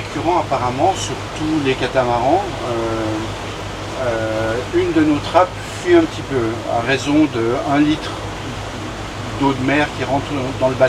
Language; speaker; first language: French; native; French